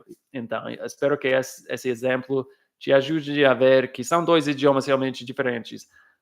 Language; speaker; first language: Portuguese; non-native, fluent; English